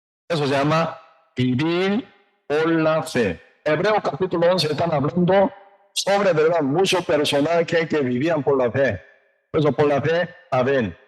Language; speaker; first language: Spanish; non-native, learner; Korean